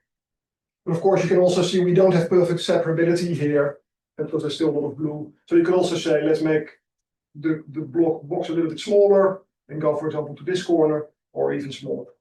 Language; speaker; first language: English; non-native, fluent; Dutch